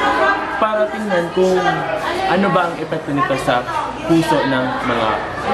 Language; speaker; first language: Filipino; non-native, local second language; Bikol